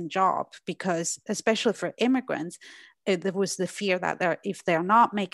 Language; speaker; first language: English; non-native, fluent; German